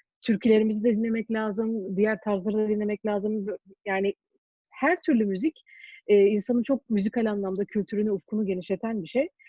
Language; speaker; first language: Turkish; early bilingual, heritage; Turkish